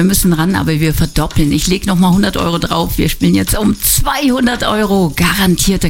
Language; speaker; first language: German; native; German